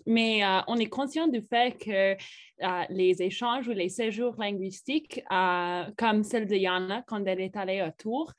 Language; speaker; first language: French; non-native, fluent; English